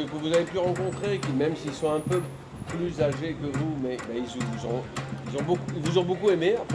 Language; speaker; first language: French; native; French